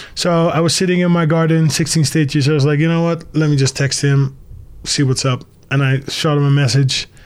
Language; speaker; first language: English; early bilingual, other home language; Dutch